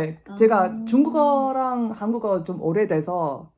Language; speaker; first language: Korean; non-native, fluent; English